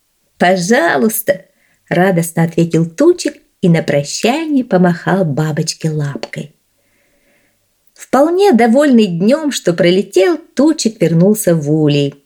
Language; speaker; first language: Russian; native; Russian